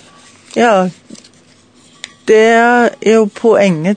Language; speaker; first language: Norwegian; non-native, learner; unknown